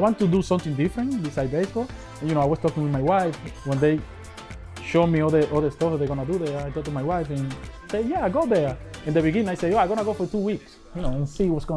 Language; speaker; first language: English; non-native, fluent; Spanish